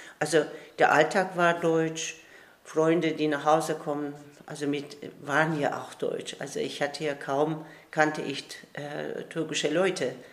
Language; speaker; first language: German; non-native, fluent; Turkish